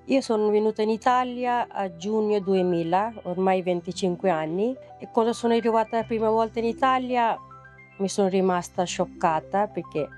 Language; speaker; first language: Italian; non-native, fluent; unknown